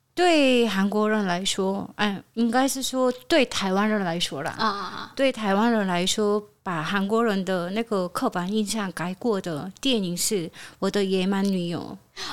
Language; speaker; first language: Chinese; non-native, fluent; Korean